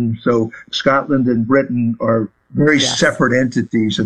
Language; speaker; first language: English; native; English